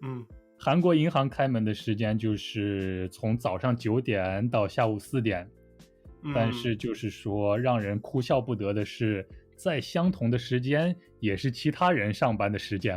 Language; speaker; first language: Chinese; native; Chinese